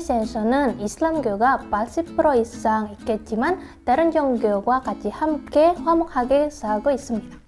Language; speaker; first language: Korean; non-native, learner; Indonesian